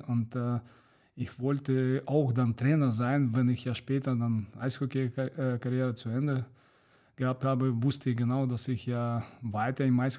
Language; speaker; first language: German; non-native, fluent; Russian